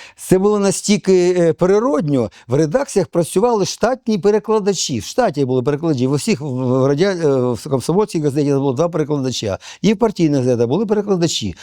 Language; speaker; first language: Ukrainian; non-native, local second language; Russian